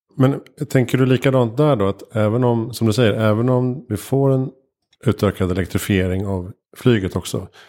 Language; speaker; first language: Swedish; native; Swedish